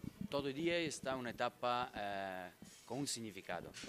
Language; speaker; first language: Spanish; non-native, learner; Italian